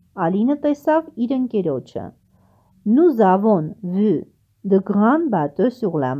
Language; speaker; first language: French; non-native, fluent; Armenian